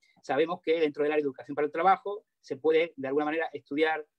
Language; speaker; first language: Spanish; native; Spanish